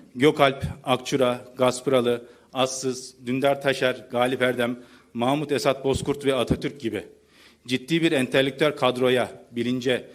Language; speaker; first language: Turkish; native; Turkish